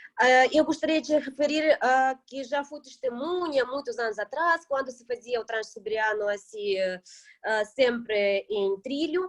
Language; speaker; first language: Portuguese; non-native, fluent; Russian